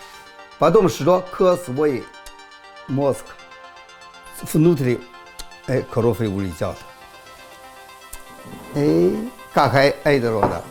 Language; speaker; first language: Russian; non-native, learner; Chinese